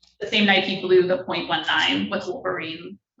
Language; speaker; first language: English; native; English